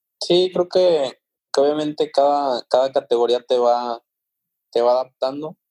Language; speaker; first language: Spanish; native; Spanish